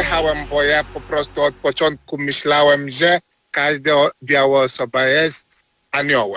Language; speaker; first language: Polish; non-native, learner; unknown